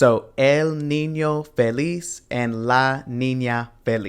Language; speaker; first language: Spanish; non-native, fluent; English